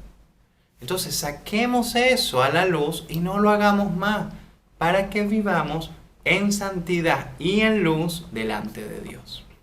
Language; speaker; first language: Spanish; native; Spanish